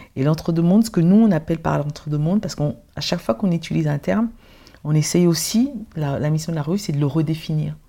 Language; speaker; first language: French; early bilingual, other home language; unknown